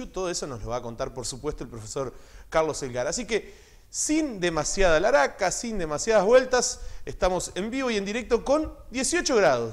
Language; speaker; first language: Spanish; native; Spanish